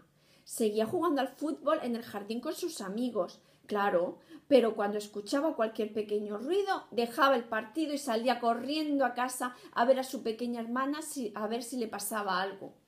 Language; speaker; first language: Spanish; native; Spanish